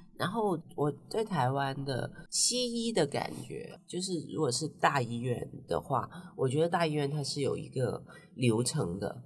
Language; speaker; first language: Chinese; non-native, local second language; Cantonese